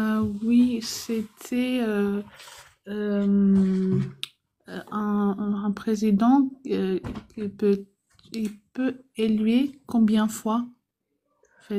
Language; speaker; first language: French; non-native, fluent; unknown